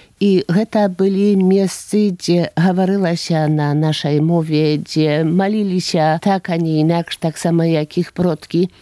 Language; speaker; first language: Belarusian; native; Belarusian